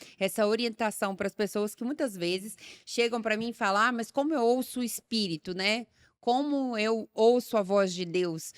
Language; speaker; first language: Portuguese; native; Portuguese